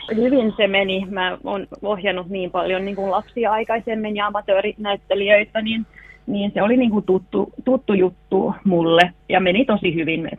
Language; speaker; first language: Finnish; non-native, local second language; Swedish